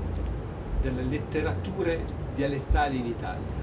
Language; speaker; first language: Italian; native; Italian